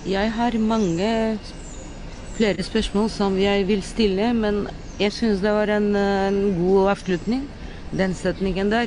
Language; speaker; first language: Norwegian; non-native, fluent; Bulgarian